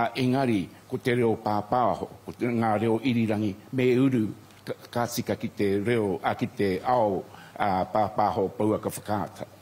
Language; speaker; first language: Māori; native; Māori